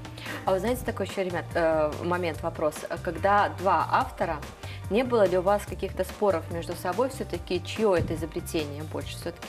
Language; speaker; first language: Russian; native; Russian